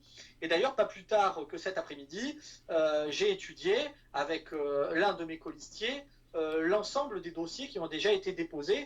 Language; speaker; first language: French; native; French